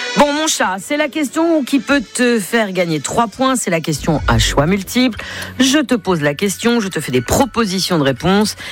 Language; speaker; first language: French; native; French